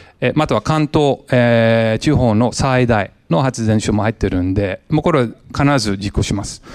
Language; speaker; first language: Japanese; non-native, fluent; English